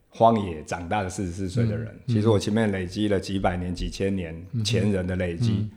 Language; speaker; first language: Chinese; non-native, local second language; Min Nan Chinese